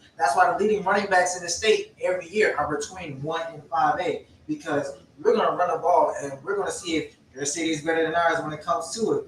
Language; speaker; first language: English; native; English